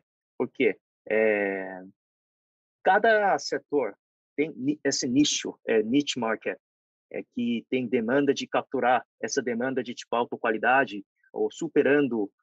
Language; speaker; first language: Portuguese; non-native, fluent; Korean